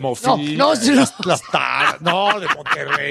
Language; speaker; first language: Spanish; native; Spanish